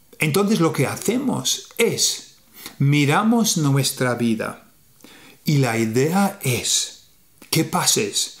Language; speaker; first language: Spanish; non-native, fluent; English